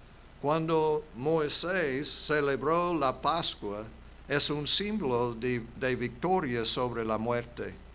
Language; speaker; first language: Spanish; non-native, fluent; English